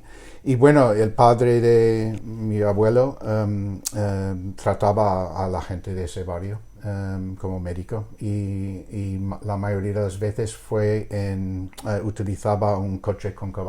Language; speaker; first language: Spanish; non-native, fluent; English